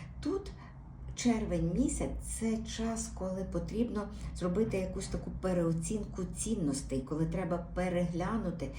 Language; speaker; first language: Ukrainian; native; Ukrainian